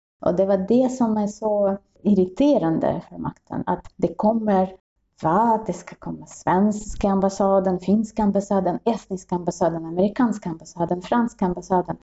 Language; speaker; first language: Swedish; non-native, fluent; Russian